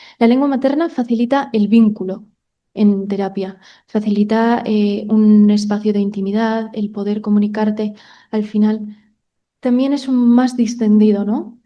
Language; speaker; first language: Spanish; native; Spanish